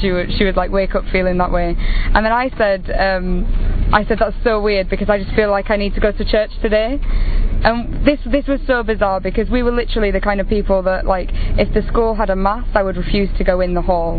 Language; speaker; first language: English; native; English